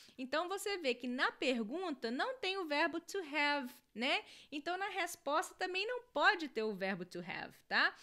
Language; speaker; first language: Portuguese; native; Portuguese